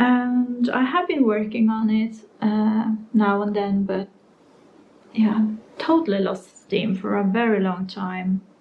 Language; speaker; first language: English; non-native, fluent; Norwegian